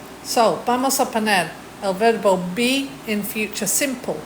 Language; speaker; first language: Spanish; non-native, fluent; English